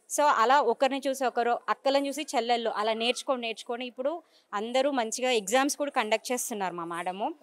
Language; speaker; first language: Telugu; native; Telugu